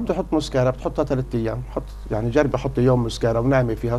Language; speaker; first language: Arabic; native; Arabic